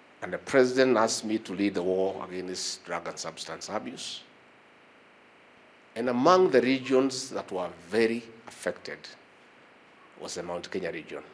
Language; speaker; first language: English; non-native, local second language; Kikuyu